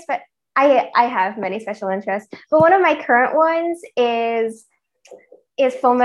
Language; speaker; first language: English; native; English